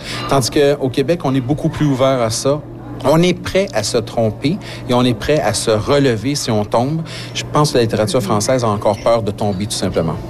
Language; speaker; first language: French; native; French